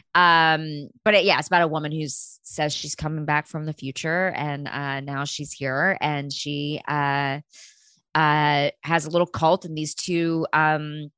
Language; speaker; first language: English; native; English